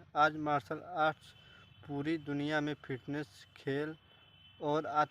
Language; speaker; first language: Hindi; native; Hindi